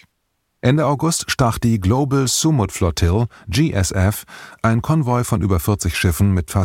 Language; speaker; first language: German; native; German